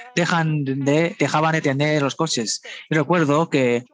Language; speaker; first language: Spanish; non-native, fluent; Chinese